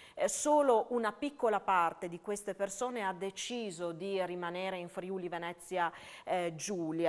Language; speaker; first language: Italian; native; Italian